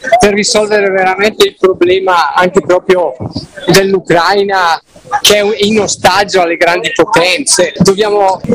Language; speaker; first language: Italian; native; Italian